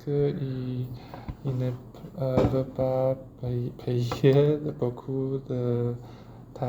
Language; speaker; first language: French; non-native, learner; Chinese